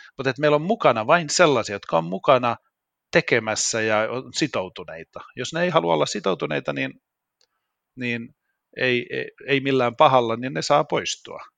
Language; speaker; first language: Finnish; non-native, local second language; Swedish